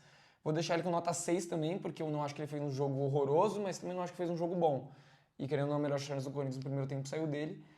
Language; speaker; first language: Portuguese; native; Portuguese